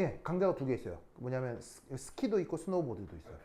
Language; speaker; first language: Korean; native; Korean